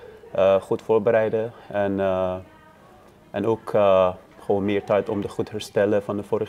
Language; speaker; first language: Dutch; non-native, learner; Persian